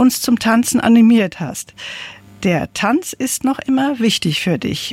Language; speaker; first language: German; native; German